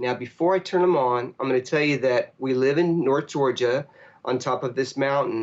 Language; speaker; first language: English; native; English